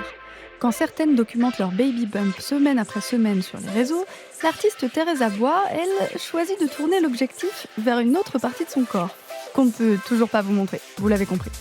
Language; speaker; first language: French; native; French